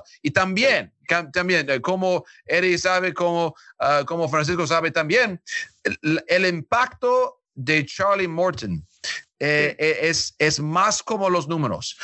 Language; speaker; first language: Spanish; non-native, learner; English